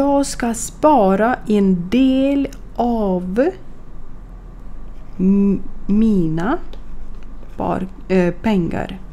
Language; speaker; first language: Swedish; non-native, fluent; Ukrainian